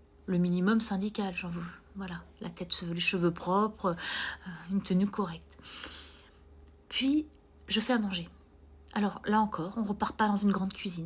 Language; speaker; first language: French; native; French